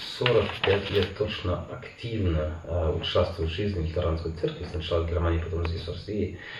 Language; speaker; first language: Russian; non-native, fluent; German